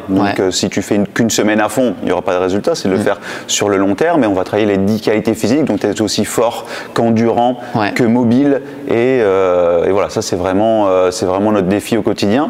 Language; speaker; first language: French; native; French